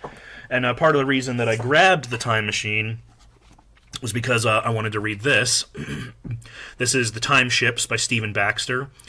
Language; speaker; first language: English; native; English